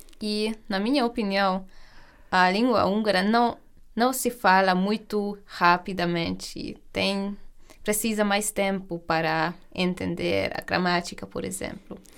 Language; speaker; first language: Portuguese; non-native, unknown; Hungarian